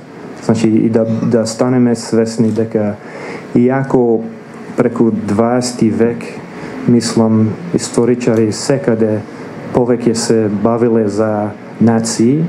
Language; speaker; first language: Macedonian; non-native, fluent; English